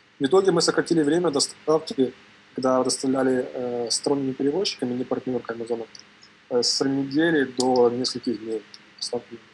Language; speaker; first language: Russian; native; Russian